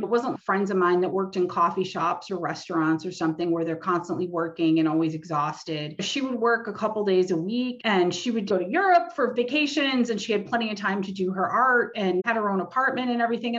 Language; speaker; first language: English; native; English